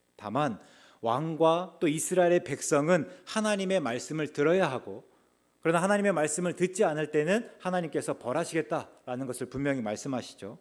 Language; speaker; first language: Korean; native; Korean